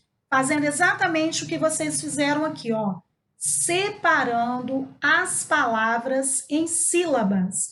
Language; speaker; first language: Portuguese; native; Portuguese